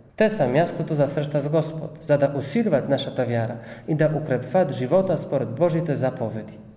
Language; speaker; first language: Bulgarian; non-native, fluent; Polish